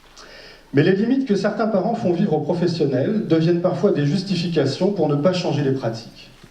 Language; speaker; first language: French; native; French